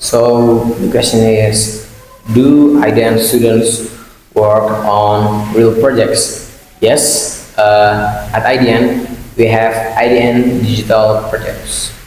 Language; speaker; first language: English; non-native, learner; Indonesian